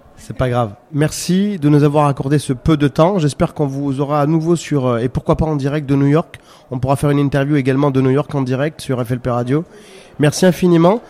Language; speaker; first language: French; native; French